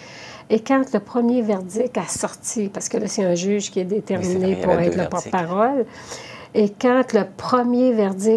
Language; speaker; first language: French; native; French